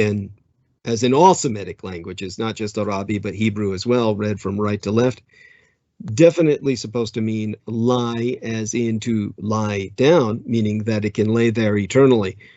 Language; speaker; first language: English; native; English